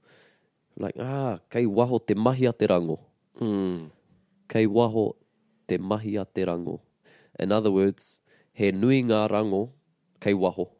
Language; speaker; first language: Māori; non-native, local second language; English